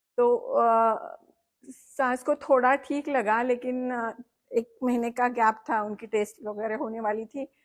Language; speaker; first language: Hindi; non-native, local second language; Marathi